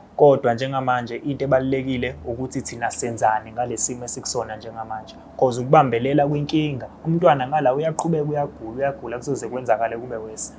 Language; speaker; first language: Zulu; native; Zulu